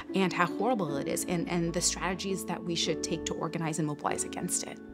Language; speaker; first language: English; native; English